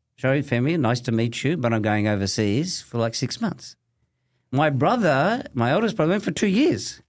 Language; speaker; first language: English; native; English